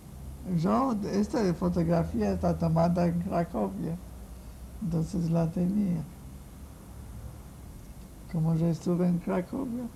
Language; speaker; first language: Spanish; non-native, fluent; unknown